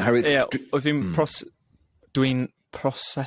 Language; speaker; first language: Welsh; non-native, local second language; English